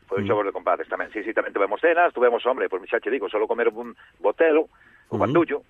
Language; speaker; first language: Galician; native; Galician